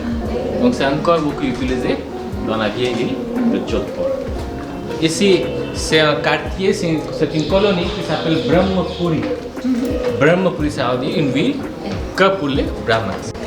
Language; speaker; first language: French; non-native, fluent; Hindi